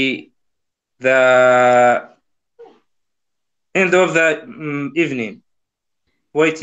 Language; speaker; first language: English; non-native, learner; Kurdish